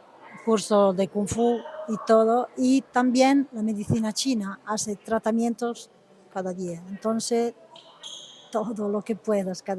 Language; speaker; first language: Spanish; non-native, fluent; Italian